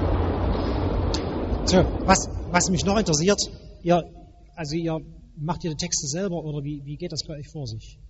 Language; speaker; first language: German; native; German